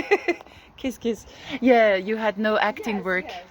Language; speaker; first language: English; non-native, fluent; French